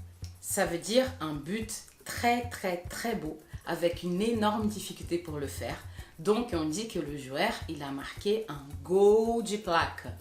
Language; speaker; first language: French; non-native, fluent; Portuguese